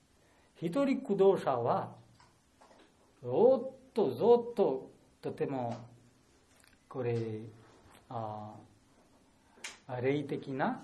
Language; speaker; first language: Japanese; non-native, learner; Bangla